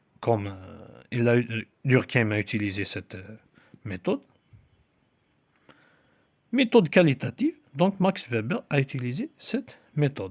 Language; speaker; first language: French; non-native, local second language; Kabyle